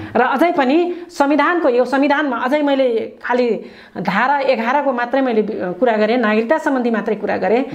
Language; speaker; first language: Nepali; non-native, local second language; Rana Tharu